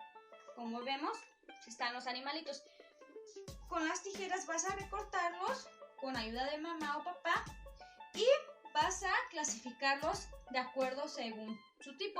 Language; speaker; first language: Spanish; native; Spanish